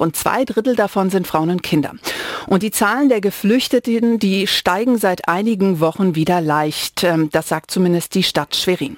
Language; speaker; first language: German; native; German